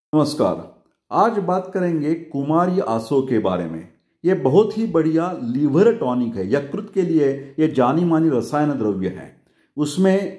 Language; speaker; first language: Hindi; non-native, local second language; Marathi